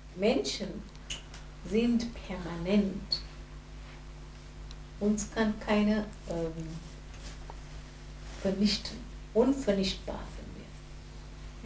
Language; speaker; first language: German; non-native, fluent; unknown